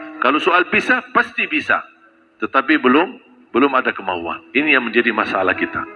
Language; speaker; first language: Malay; non-native, fluent; Arabic